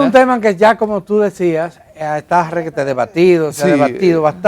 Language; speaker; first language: Spanish; native; Spanish